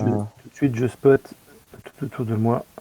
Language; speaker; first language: French; native; French